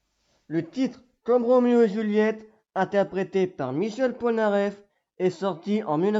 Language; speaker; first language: French; native; French